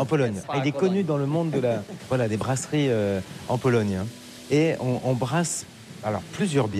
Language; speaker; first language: French; native; French